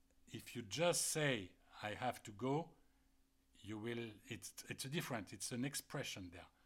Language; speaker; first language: English; non-native, fluent; French